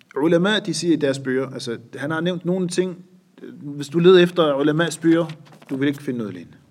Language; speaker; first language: Danish; non-native, fluent; Arabic